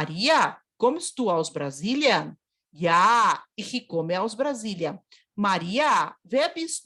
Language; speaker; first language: German; non-native, fluent; Portuguese